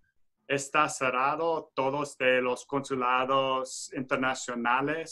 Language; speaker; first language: Spanish; non-native, fluent; English